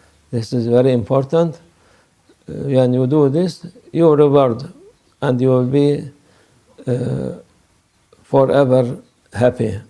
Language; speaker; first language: English; non-native, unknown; Turkish